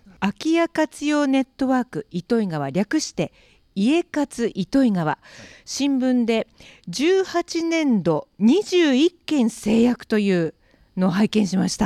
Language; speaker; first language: Japanese; native; Japanese